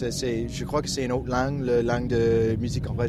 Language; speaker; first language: French; non-native, local second language; English